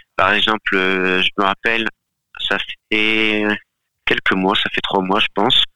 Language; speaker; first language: French; non-native, fluent; Galician